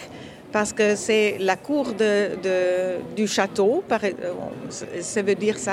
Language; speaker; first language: French; non-native, fluent; Dutch